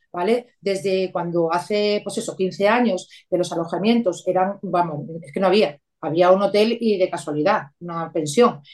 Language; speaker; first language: Spanish; native; Spanish